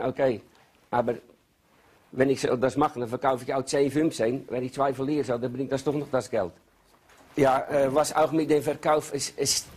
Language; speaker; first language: German; non-native, learner; Dutch